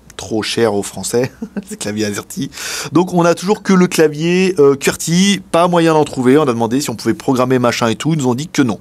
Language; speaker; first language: French; native; French